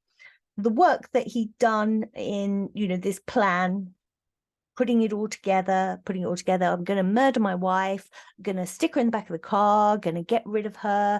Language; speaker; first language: English; native; English